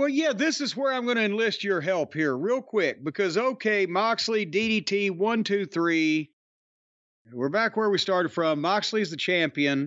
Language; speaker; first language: English; native; English